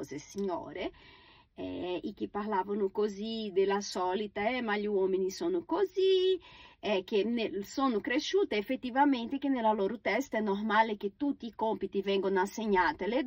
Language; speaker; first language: Italian; non-native, fluent; Portuguese